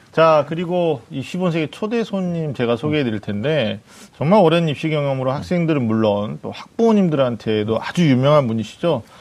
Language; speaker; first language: Korean; native; Korean